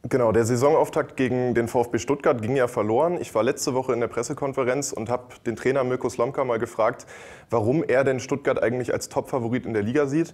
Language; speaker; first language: German; native; German